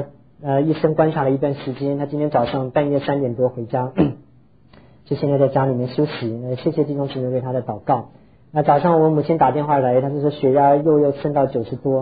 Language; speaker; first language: Chinese; native; Chinese